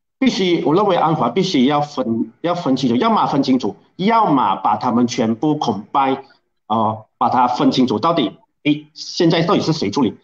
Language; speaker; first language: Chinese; native; Chinese